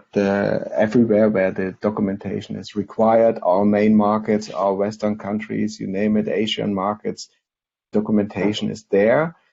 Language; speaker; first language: English; non-native, fluent; German